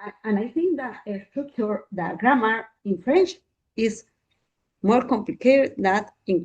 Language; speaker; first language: English; non-native, learner; Spanish